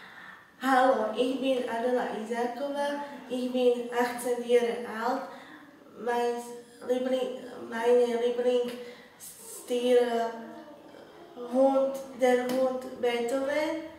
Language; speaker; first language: German; non-native, learner; Slovak